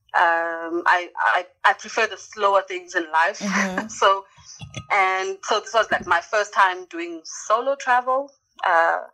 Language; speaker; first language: English; non-native, local second language; Zulu